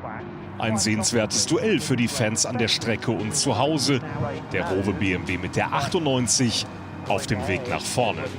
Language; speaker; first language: German; native; German